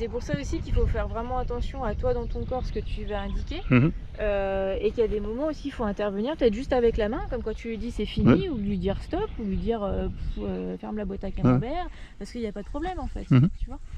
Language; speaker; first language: French; native; French